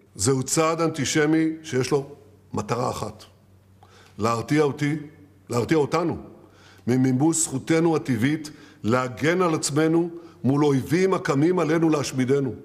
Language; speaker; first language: Hebrew; native; Hebrew